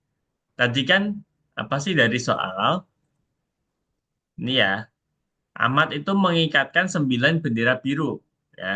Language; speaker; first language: Indonesian; native; Indonesian